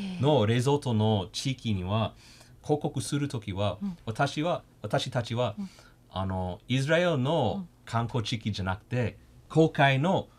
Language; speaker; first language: Japanese; non-native, fluent; English